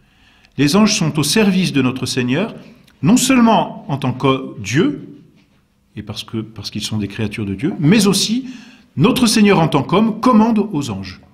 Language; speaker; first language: French; native; French